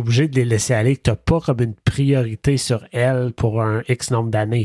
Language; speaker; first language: French; native; French